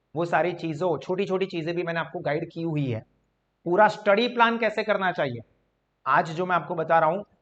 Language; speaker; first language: Hindi; non-native, local second language; Gujarati